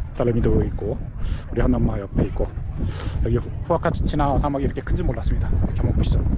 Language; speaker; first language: Korean; native; Korean